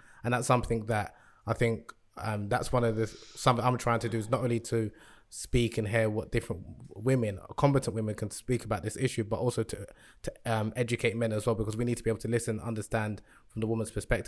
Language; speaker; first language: English; native; English